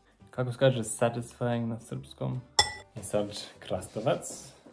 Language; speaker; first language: Serbian; non-native, learner; English